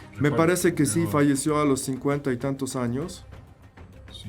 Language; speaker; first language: Spanish; non-native, fluent; Polish